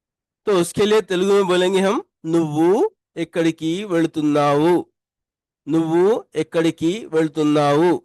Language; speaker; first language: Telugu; non-native, local second language; Urdu